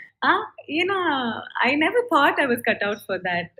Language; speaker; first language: English; non-native, local second language; Tamil